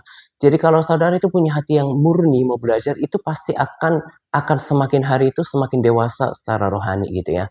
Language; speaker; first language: Indonesian; native; Indonesian